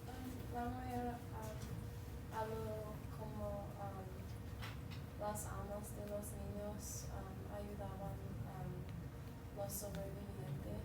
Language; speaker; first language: Spanish; non-native, learner; English